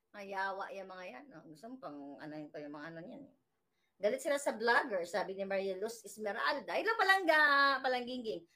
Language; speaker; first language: Filipino; native; Filipino